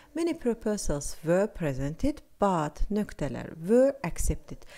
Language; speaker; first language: English; non-native, fluent; Azerbaijani